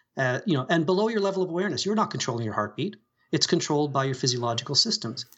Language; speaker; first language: English; native; English